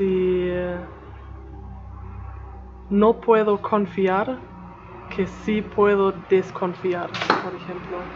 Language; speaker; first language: Spanish; non-native, learner; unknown